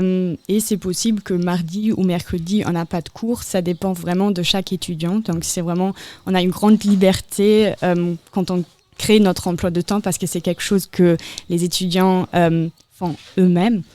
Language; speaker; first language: French; non-native, fluent; German